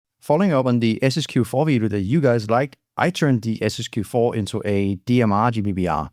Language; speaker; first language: English; non-native, fluent; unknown